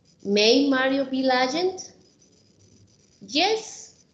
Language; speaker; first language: English; non-native, fluent; Spanish